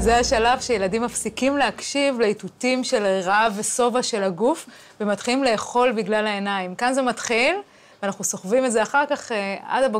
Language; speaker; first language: Hebrew; native; Hebrew